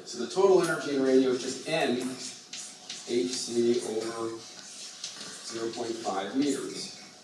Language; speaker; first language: English; native; English